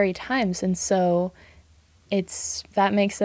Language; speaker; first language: English; native; English